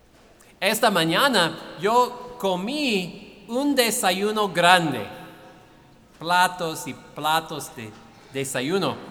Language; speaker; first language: Spanish; non-native, fluent; English